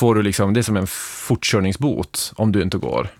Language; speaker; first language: Swedish; native; Swedish